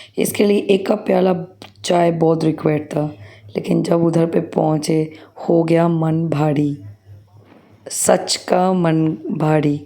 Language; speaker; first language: Hindi; non-native, local second language; Bangla